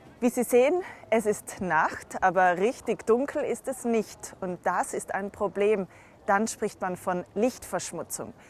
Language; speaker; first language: German; native; German